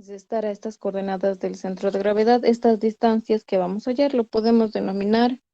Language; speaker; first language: Spanish; native; Spanish